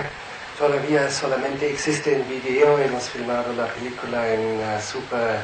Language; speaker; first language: Spanish; non-native, fluent; German